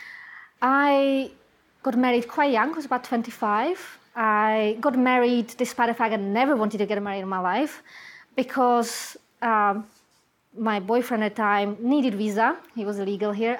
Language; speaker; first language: English; non-native, fluent; Czech